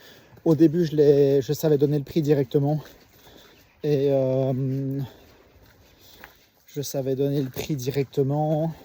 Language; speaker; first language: French; native; French